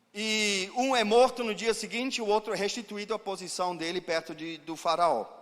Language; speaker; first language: Portuguese; non-native, fluent; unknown